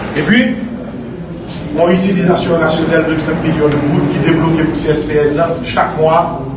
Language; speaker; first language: French; non-native, local second language; Haitian Creole